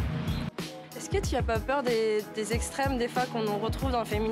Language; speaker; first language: French; native; French